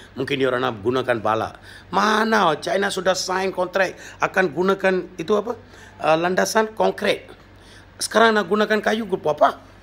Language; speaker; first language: Malay; non-native, local second language; Tamil